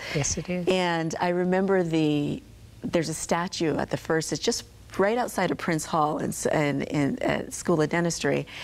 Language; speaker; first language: English; native; English